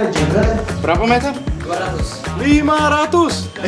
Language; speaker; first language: Indonesian; non-native, learner; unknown